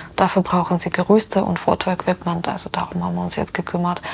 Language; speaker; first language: German; non-native, fluent; Ukrainian